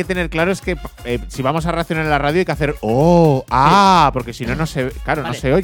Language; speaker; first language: Spanish; native; Spanish